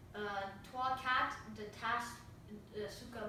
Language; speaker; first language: French; non-native, learner; English